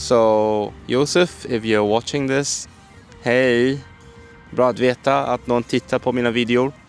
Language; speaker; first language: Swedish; non-native, learner; Cantonese